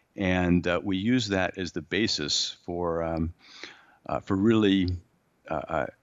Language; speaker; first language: English; native; English